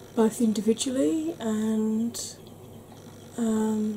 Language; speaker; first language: English; native; English